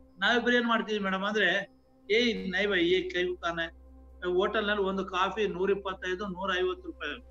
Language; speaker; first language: Kannada; native; Kannada